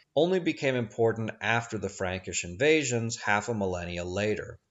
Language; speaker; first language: English; native; English